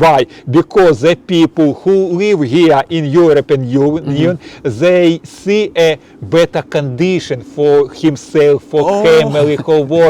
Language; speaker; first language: English; non-native, learner; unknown